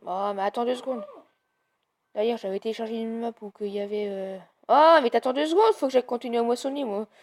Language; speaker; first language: French; native; French